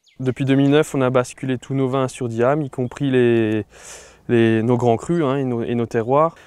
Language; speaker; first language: French; native; French